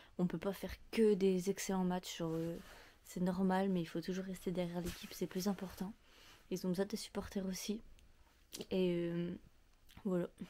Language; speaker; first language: French; native; French